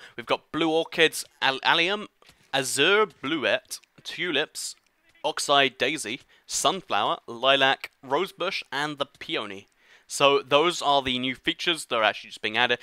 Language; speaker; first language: English; native; English